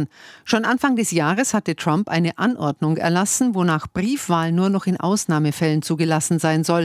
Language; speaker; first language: German; native; German